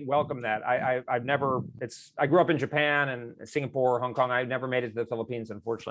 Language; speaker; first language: English; native; English